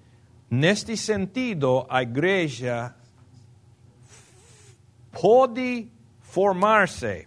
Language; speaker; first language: Portuguese; non-native, fluent; Spanish